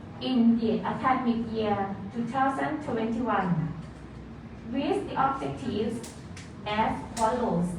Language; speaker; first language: English; non-native, fluent; Thai